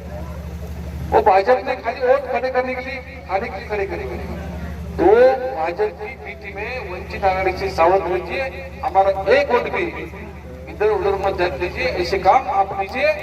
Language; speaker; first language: Hindi; non-native, local second language; Marathi